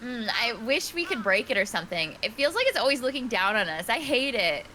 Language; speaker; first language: English; native; English